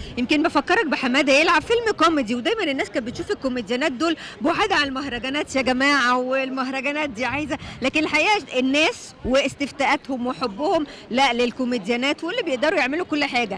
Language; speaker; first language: Arabic; native; Arabic